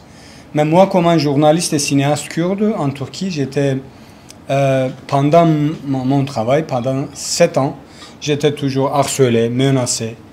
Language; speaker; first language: French; non-native, learner; Kurdish